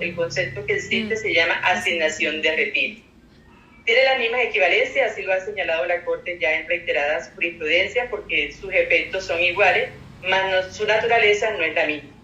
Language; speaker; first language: Spanish; native; Spanish